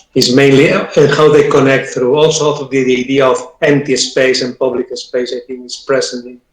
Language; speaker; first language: English; non-native, fluent; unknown